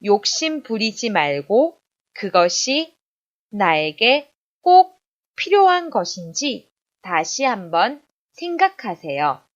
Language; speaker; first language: Korean; non-native, fluent; Chinese